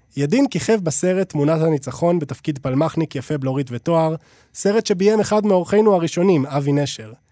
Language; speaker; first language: Hebrew; native; Hebrew